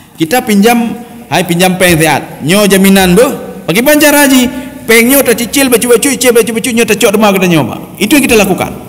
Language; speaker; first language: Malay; non-native, local second language; Achinese